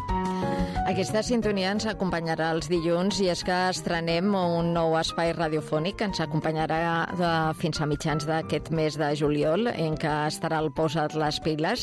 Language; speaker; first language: Catalan; native; Catalan